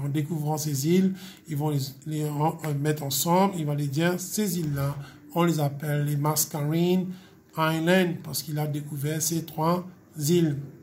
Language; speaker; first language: French; non-native, local second language; Morisyen